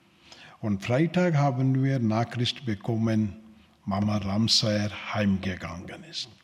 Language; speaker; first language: German; non-native, learner; Telugu